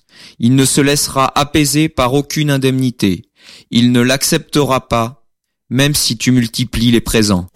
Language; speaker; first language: French; native; French